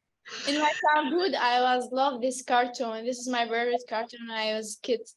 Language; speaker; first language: English; non-native, learner; Arabic